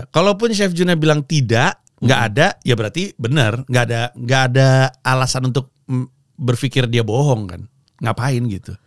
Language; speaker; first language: Indonesian; native; Indonesian